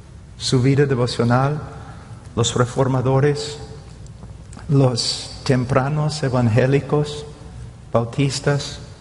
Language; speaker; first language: Spanish; non-native, fluent; English